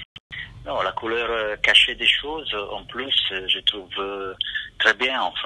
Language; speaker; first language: French; non-native, fluent; Italian